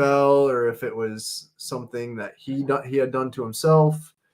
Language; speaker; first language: English; native; English